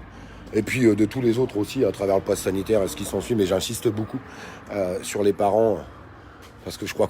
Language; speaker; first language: French; native; French